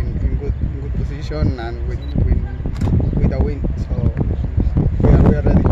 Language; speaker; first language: English; non-native, learner; Spanish